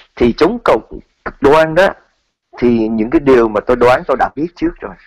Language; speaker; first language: Vietnamese; early bilingual, heritage; Vietnamese